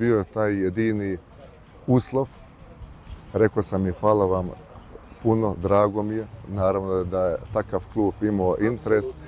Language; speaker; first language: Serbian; early bilingual, heritage; Bosnian